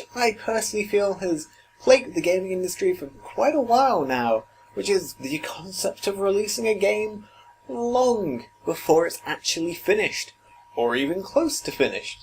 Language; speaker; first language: English; native; English